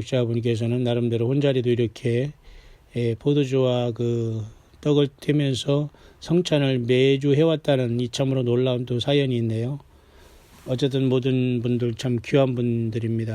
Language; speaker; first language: Korean; native; Korean